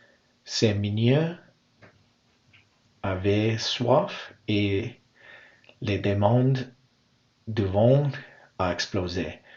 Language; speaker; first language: French; non-native, learner; English